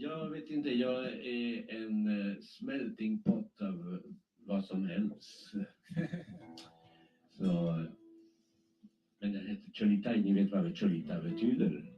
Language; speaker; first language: Swedish; non-native, fluent; Spanish